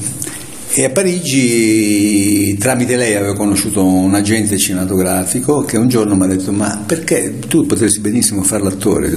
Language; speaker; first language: Italian; native; Italian